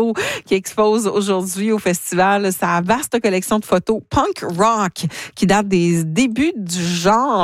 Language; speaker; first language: French; native; French